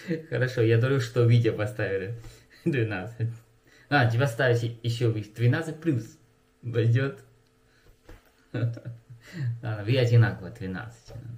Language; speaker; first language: Russian; non-native, learner; Chinese